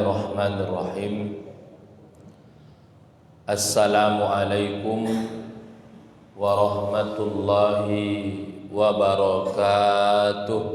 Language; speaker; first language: Indonesian; native; Indonesian